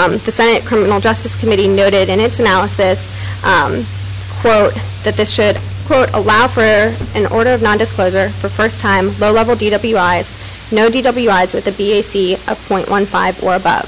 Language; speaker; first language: English; native; English